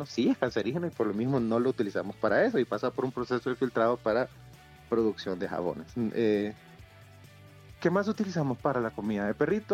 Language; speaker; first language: Spanish; native; Spanish